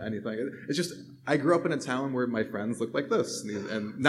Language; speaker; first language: English; native; English